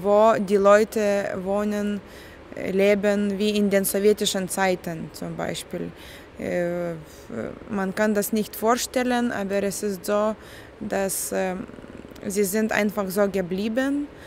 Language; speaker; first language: German; non-native, fluent; Lithuanian